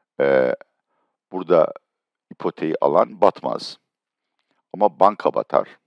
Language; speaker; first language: Turkish; native; Turkish